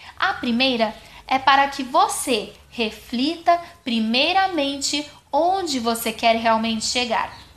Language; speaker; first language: Portuguese; non-native, fluent; German